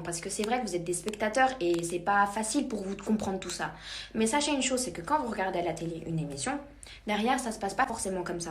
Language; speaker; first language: French; native; French